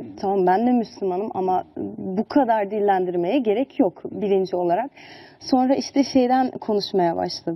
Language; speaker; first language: Turkish; early bilingual, heritage; Turkish